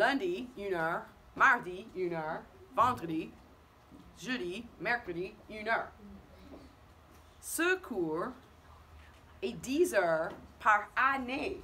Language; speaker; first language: French; non-native, fluent; English